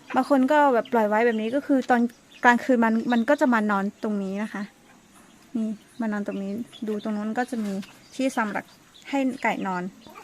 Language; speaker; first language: Thai; non-native, local second language; S'gaw Karen